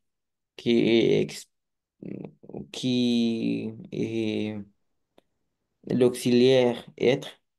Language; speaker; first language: French; non-native, learner; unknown